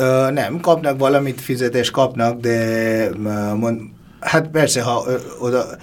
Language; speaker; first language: Hungarian; non-native, fluent; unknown